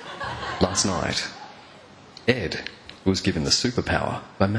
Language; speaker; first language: English; native; English